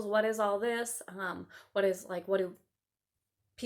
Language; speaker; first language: English; native; English